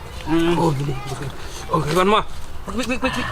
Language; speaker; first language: English; non-native, learner; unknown